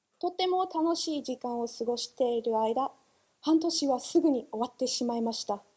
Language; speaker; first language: Japanese; non-native, fluent; English